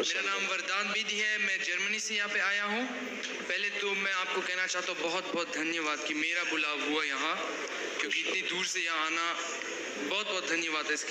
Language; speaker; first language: Hindi; early bilingual, heritage; Hindi